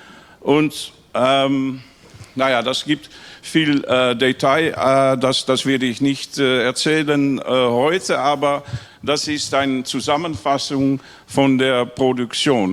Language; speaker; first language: German; non-native, learner; Dutch